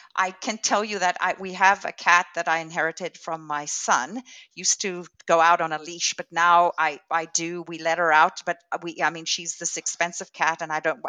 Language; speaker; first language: English; native; English